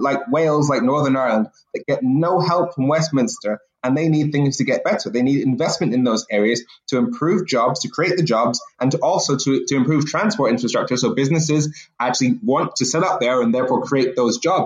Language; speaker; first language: English; native; English